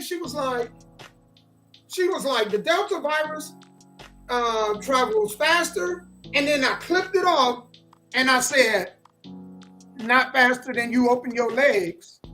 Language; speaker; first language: English; native; English